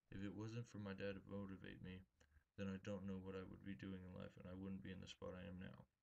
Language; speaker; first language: English; native; English